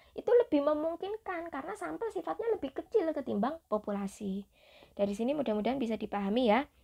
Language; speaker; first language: Indonesian; native; Indonesian